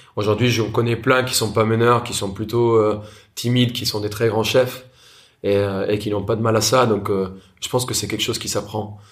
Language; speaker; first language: French; non-native, fluent; Spanish